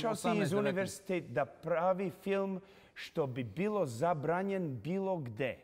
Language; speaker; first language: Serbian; early bilingual, heritage; English